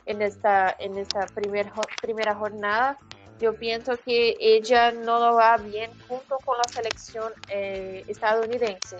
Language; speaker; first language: Spanish; non-native, fluent; Portuguese